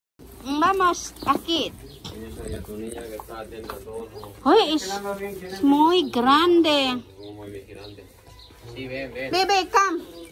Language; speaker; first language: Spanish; non-native, learner; Filipino